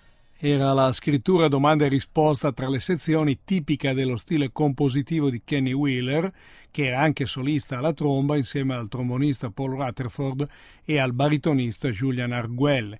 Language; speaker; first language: Italian; native; Italian